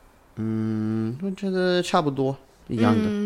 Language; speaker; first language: Chinese; non-native, learner; English